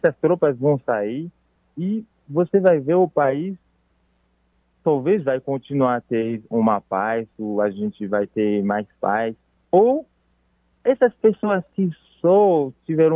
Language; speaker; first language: Portuguese; non-native, fluent; Haitian Creole